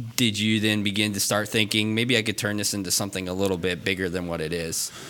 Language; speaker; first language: English; native; English